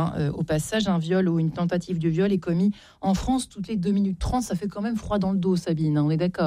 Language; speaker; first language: French; native; French